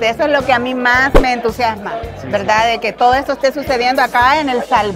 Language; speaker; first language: Spanish; native; Spanish